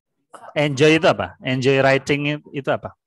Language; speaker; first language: Indonesian; native; Indonesian